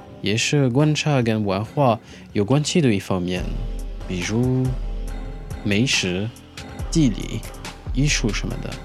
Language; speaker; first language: Chinese; non-native, fluent; French